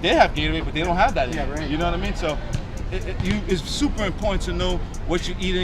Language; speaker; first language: English; native; English